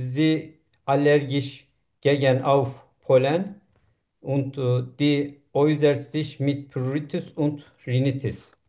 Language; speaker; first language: German; non-native, learner; Turkish